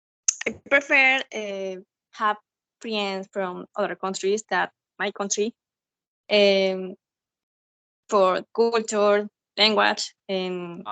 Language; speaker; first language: English; non-native, learner; Spanish